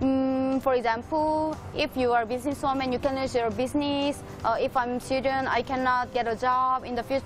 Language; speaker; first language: English; non-native, fluent; Korean